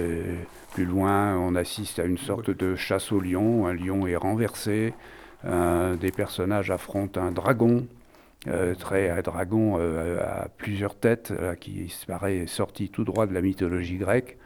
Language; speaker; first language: French; native; French